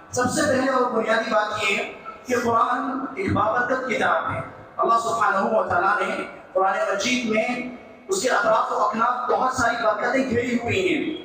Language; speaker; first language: Urdu; native; Urdu